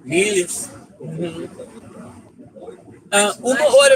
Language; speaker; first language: Portuguese; non-native, learner; English